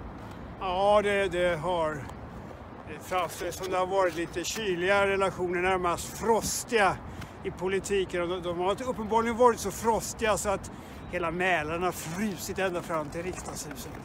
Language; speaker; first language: Swedish; native; Swedish